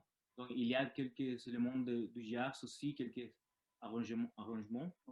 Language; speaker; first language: French; non-native, learner; Spanish